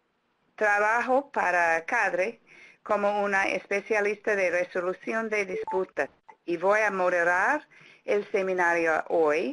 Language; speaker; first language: Spanish; non-native, fluent; English